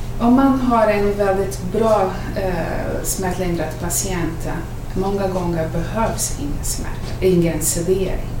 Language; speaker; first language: Swedish; non-native, fluent; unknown